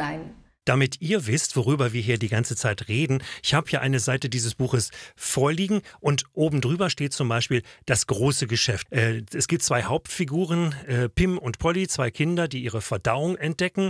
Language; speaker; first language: German; native; German